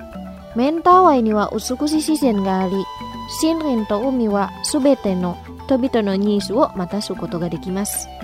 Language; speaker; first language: Japanese; non-native, fluent; Indonesian